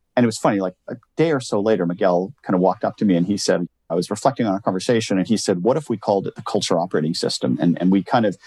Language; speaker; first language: English; native; English